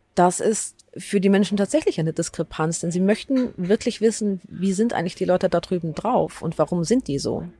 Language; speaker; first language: German; native; German